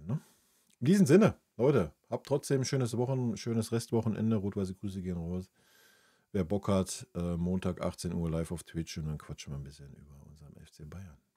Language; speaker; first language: German; native; German